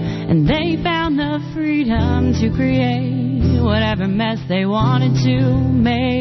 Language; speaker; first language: English; native; English